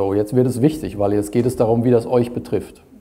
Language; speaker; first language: German; native; German